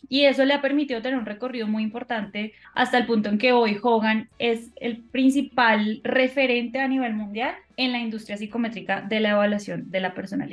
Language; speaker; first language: Spanish; native; Spanish